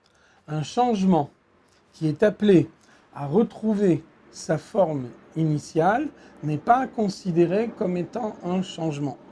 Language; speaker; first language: French; native; French